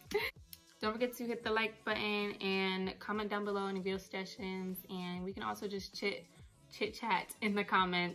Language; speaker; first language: English; native; English